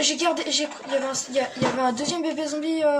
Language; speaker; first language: French; native; French